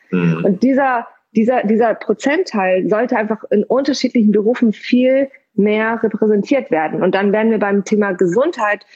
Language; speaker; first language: German; early bilingual, other home language; Persian